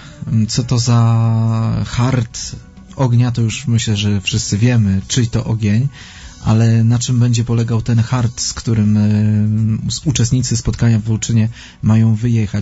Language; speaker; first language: Polish; native; Polish